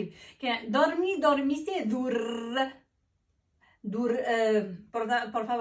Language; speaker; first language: Spanish; non-native, fluent; Arabic